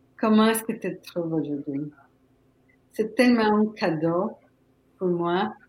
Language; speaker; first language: French; non-native, fluent; Spanish